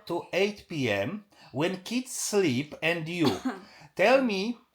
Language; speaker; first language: English; non-native, learner; Polish